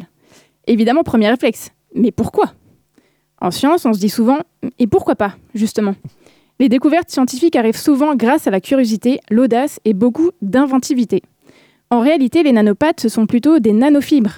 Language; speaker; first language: French; native; French